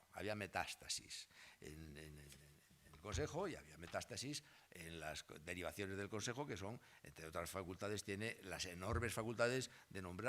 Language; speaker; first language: Spanish; native; Spanish